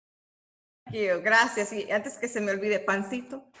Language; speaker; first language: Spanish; early bilingual, heritage; Spanish